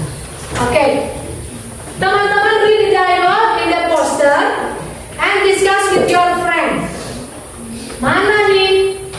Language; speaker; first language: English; non-native, fluent; Indonesian